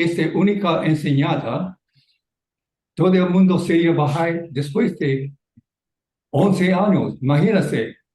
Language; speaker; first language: Spanish; non-native, fluent; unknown